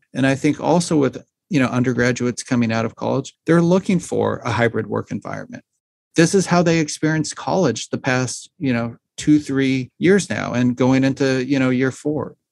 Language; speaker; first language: English; native; English